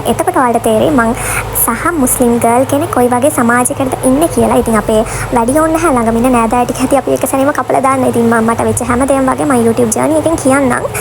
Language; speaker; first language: Sinhala; non-native, local second language; Tamil